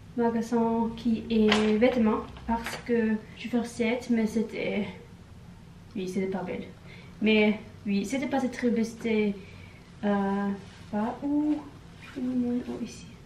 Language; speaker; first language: French; non-native, learner; Norwegian